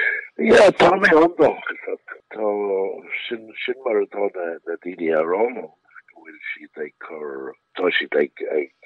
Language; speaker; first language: Irish; non-native, local second language; English